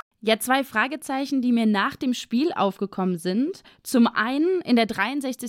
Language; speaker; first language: German; native; German